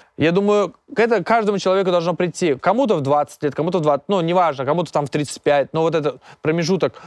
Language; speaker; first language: Russian; non-native, local second language; Tatar